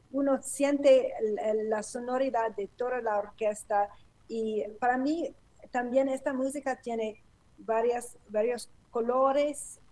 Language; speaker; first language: Spanish; non-native, fluent; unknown